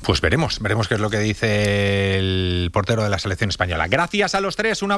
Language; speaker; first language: Spanish; native; Spanish